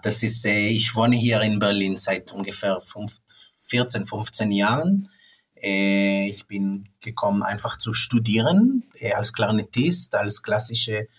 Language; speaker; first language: German; non-native, fluent; Hebrew